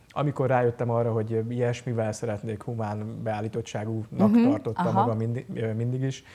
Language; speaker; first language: Hungarian; native; Hungarian